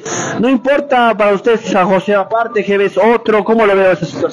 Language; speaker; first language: Spanish; native; Spanish